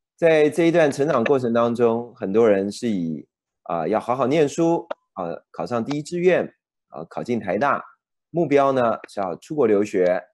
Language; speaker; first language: Chinese; native; Chinese